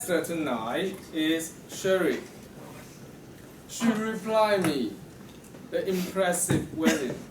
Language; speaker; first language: English; non-native, fluent; Chinese